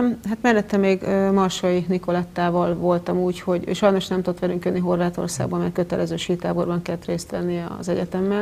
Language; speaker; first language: Hungarian; native; Hungarian